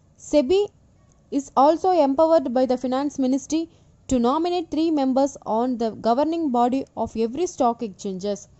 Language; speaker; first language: English; non-native, local second language; Tamil